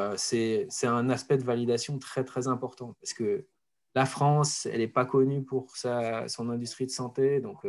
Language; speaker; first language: French; native; French